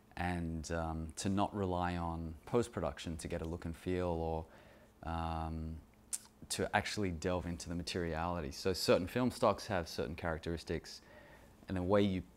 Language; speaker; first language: English; native; English